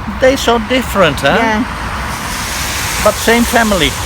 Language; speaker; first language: English; non-native, learner; Dutch